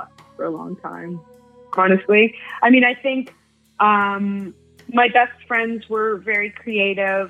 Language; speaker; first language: English; native; English